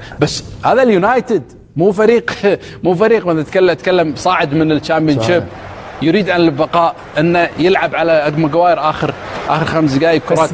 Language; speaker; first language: Arabic; native; Arabic